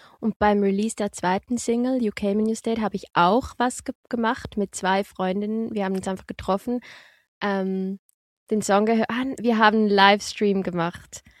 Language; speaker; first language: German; early bilingual, other home language; Portuguese